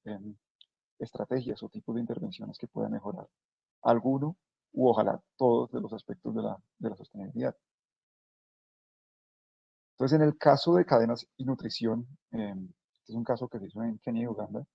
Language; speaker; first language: Spanish; native; Spanish